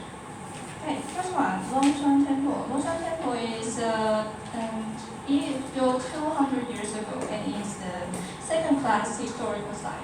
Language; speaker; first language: English; non-native, learner; Chinese